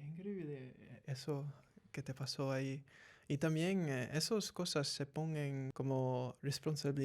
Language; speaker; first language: Spanish; early bilingual, heritage; English